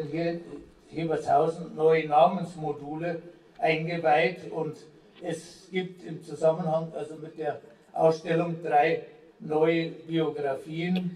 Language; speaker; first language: German; native; German